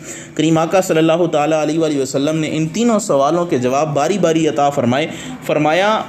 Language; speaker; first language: Urdu; native; Urdu